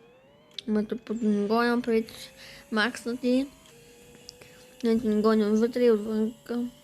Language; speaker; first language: Bulgarian; native; Bulgarian